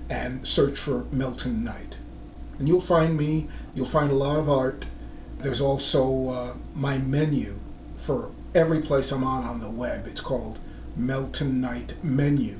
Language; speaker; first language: English; native; English